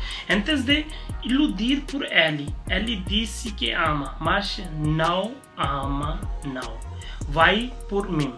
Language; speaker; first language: Portuguese; non-native, learner; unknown